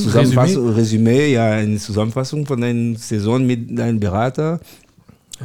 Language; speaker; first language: German; non-native, learner; French